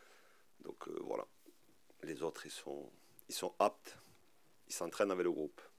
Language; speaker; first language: French; native; French